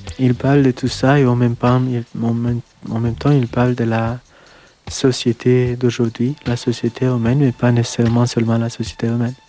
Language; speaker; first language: French; non-native, fluent; Romanian